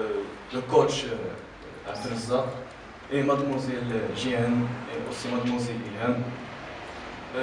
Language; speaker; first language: French; non-native, learner; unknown